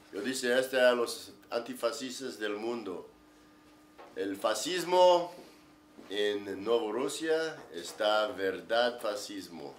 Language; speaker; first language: Spanish; non-native, learner; English